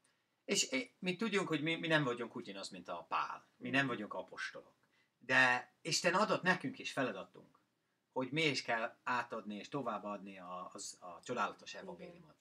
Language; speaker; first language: Hungarian; non-native, learner; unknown